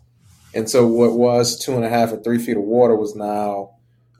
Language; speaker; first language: English; native; English